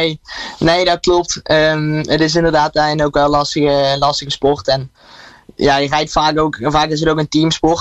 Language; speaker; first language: Dutch; native; Dutch